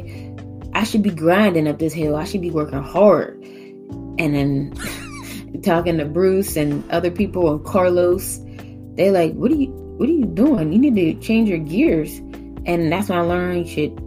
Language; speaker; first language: English; native; English